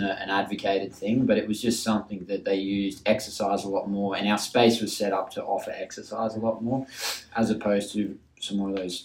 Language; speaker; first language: English; native; English